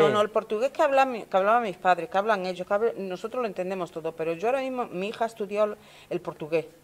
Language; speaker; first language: Spanish; native; Spanish